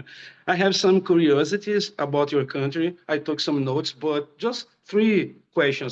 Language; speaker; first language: English; non-native, fluent; Portuguese